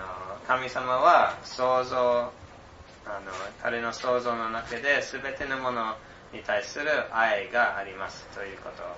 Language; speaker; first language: Japanese; non-native, fluent; English